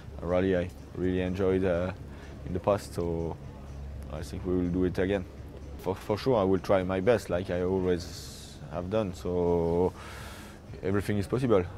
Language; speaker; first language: English; non-native, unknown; French